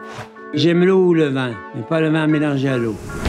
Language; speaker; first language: French; early bilingual, other home language; Italian